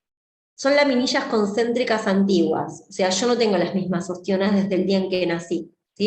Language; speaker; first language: Spanish; native; Spanish